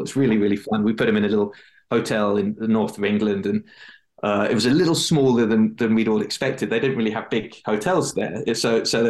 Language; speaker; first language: English; native; English